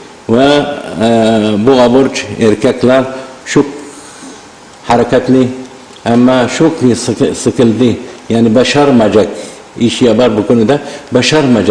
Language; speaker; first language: Turkish; non-native, learner; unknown